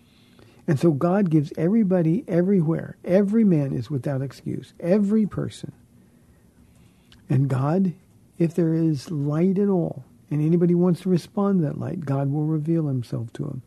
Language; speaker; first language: English; native; English